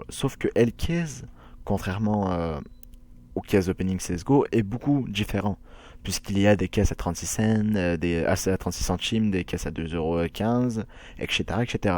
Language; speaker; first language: French; native; French